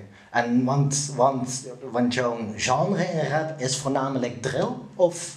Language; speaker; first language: Dutch; native; Dutch